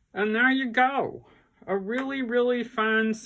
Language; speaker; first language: English; native; English